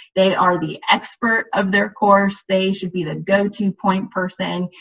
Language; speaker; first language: English; native; English